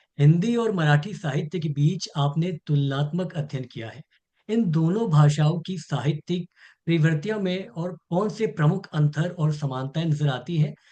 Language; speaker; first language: Hindi; native; Hindi